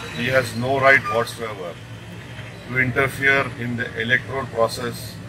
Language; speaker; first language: English; non-native, local second language; Urdu